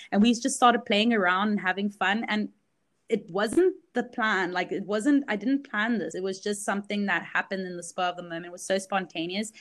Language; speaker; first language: English; early bilingual, other home language; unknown